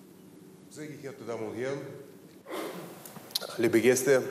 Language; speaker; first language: German; non-native, learner; Russian